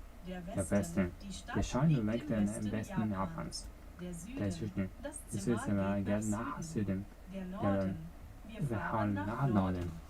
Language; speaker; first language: German; non-native, learner; Japanese